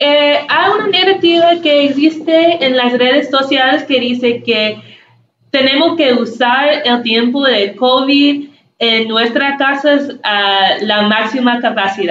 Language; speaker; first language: Spanish; non-native, learner; English